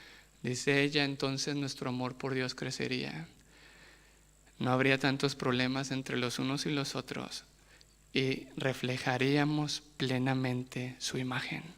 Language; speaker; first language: Spanish; native; Spanish